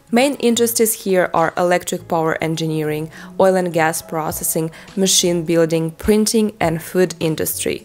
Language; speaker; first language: English; non-native, fluent; Russian